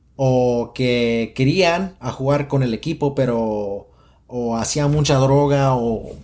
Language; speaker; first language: Spanish; early bilingual, heritage; Spanish